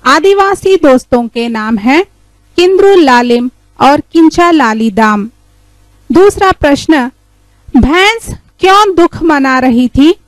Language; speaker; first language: Hindi; non-native, local second language; Kannada